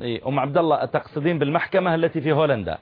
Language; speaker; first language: Arabic; native; Arabic